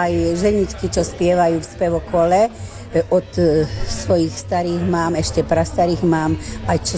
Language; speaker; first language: Slovak; native; Slovak